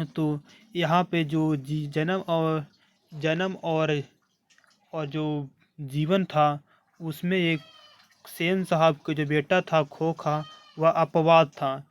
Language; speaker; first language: Hindi; native; Hindi